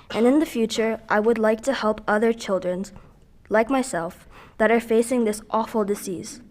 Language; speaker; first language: English; early bilingual, other home language; Filipino